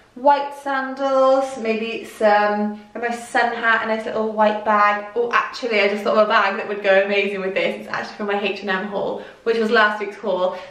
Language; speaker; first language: English; native; English